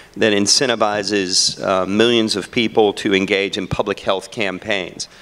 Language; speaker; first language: English; native; English